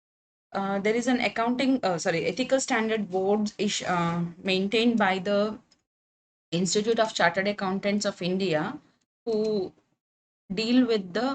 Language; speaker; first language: English; non-native, local second language; Kannada